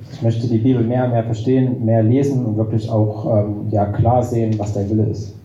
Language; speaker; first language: German; native; German